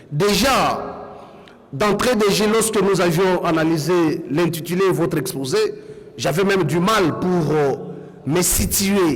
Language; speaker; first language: French; native; French